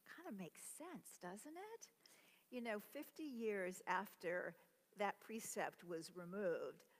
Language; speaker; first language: English; native; English